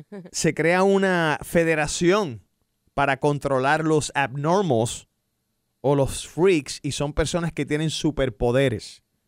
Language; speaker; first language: Spanish; early bilingual, heritage; Spanish